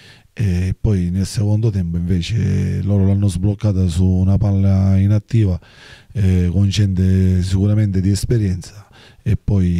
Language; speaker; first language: Italian; native; Italian